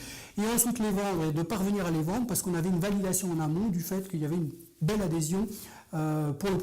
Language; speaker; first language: French; native; French